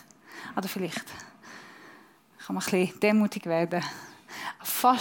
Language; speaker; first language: German; non-native, fluent; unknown